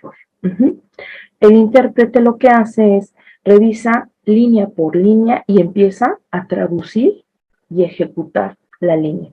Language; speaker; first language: Spanish; native; Spanish